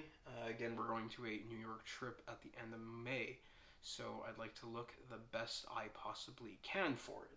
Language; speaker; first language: English; native; English